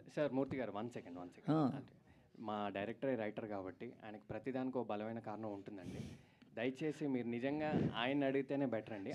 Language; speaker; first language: Telugu; native; Telugu